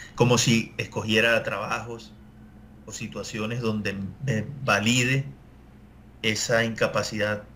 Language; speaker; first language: Spanish; native; Spanish